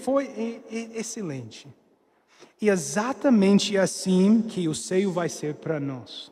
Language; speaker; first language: Portuguese; non-native, fluent; English